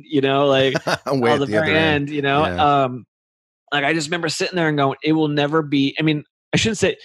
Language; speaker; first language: English; native; English